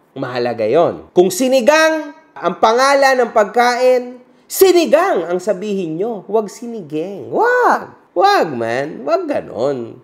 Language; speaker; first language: Filipino; native; Filipino